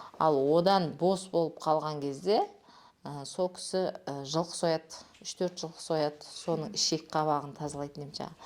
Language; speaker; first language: Kazakh; native; Kazakh